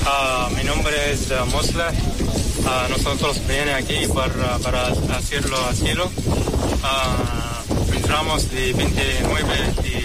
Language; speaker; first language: Spanish; non-native, learner; Arabic